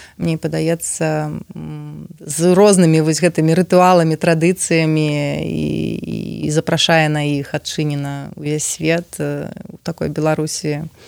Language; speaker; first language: Belarusian; non-native, local second language; Russian